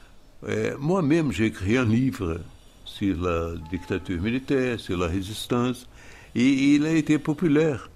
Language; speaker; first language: French; non-native, fluent; Portuguese